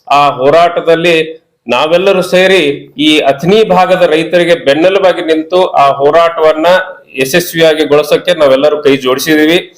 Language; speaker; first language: Kannada; native; Kannada